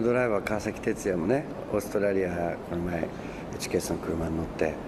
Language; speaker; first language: Japanese; native; Japanese